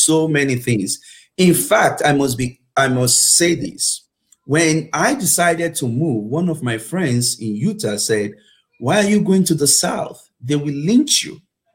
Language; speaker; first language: English; non-native, local second language; Yoruba